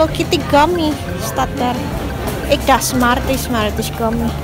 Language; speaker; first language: Dutch; non-native, local second language; Indonesian